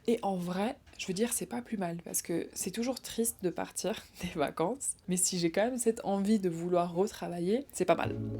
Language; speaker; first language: French; native; French